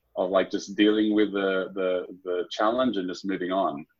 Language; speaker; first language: English; native; English